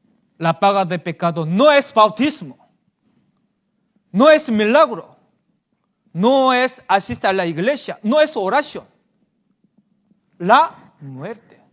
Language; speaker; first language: Spanish; non-native, fluent; Korean